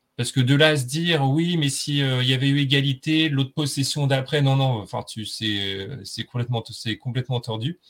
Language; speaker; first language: French; native; French